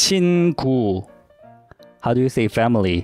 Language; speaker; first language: English; non-native, fluent; Korean